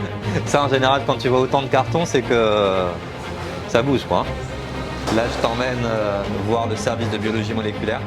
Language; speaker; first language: French; native; French